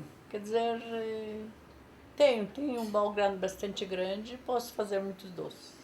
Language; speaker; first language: Portuguese; non-native, fluent; Polish